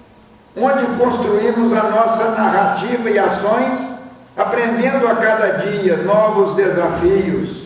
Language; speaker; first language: Portuguese; native; Portuguese